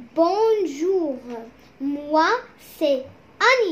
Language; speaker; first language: French; non-native, learner; Arabic